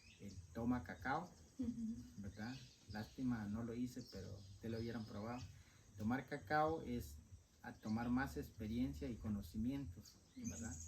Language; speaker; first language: Spanish; non-native, local second language; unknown